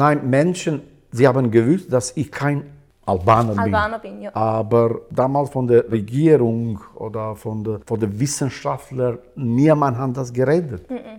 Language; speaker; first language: German; non-native, learner; Albanian